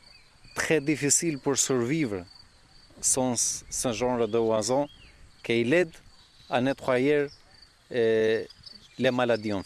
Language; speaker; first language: French; non-native, fluent; Albanian